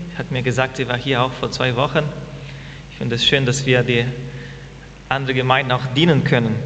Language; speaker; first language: German; non-native, fluent; Portuguese